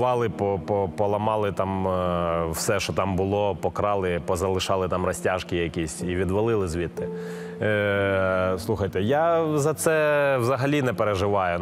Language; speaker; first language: Ukrainian; non-native, local second language; Russian